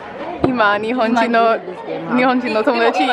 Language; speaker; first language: Japanese; non-native, learner; English